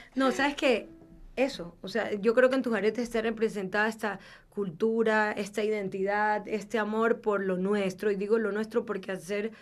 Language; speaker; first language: Spanish; native; Spanish